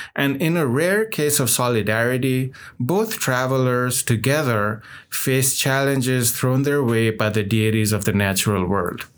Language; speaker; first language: English; non-native, local second language; Nepali